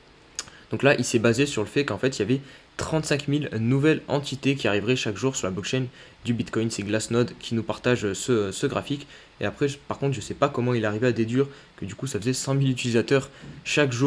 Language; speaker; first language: French; native; French